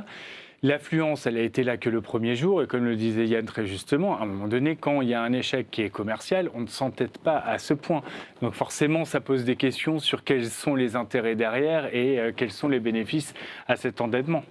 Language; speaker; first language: French; native; French